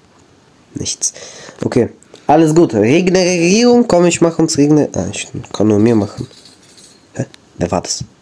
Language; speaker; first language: German; native; German